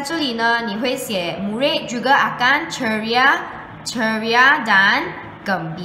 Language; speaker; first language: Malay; non-native, local second language; Chinese